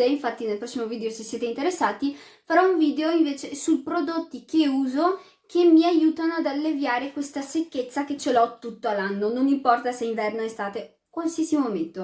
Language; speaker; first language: Italian; early bilingual, other home language; Arabic